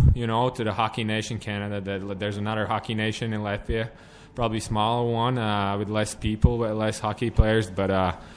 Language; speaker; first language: English; non-native, fluent; Latvian